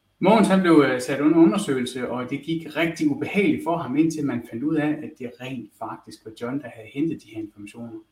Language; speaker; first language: Danish; native; Danish